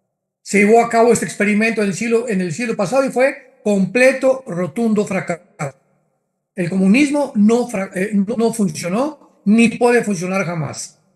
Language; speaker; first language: Spanish; native; Spanish